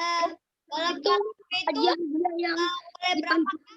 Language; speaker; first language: Malay; native; Malay